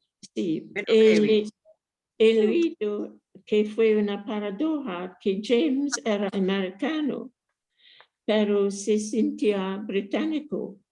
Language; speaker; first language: Spanish; non-native, fluent; English